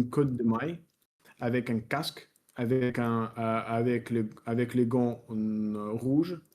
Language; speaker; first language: French; non-native, fluent; Russian